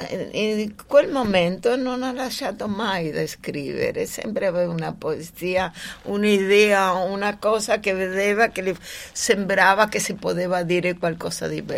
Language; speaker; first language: Italian; non-native, fluent; Spanish